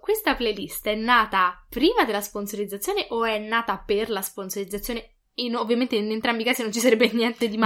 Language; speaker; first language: Italian; native; Italian